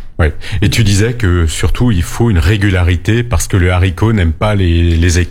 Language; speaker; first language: French; native; French